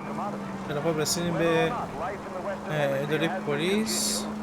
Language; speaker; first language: Persian; native; Persian